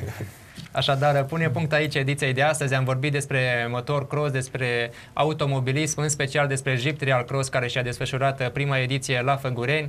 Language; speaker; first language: Romanian; native; Romanian